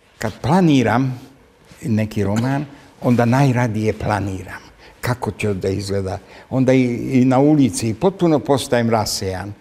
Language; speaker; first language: Serbian; non-native, local second language; Hungarian